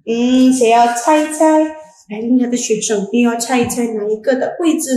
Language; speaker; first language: Chinese; non-native, fluent; Indonesian